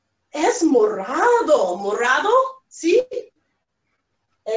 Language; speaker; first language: Spanish; non-native, fluent; English